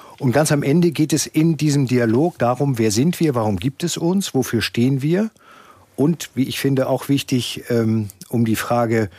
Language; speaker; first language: German; native; German